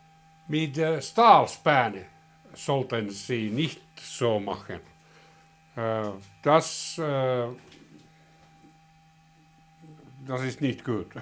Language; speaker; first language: German; non-native, learner; Finnish